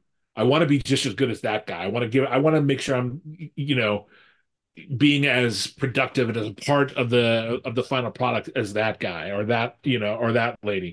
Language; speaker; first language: English; native; English